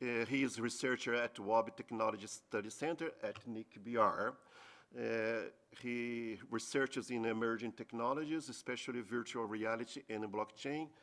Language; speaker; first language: English; non-native, fluent; Portuguese